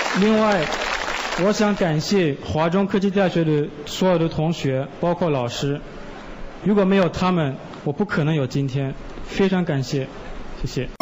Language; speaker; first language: Chinese; non-native, fluent; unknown